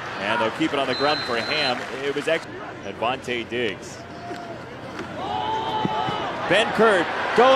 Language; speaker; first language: English; native; English